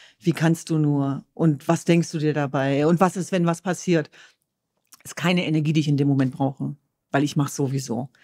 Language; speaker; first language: German; early bilingual, other home language; Kurdish